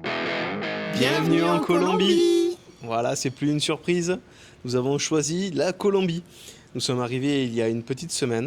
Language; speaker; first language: French; native; French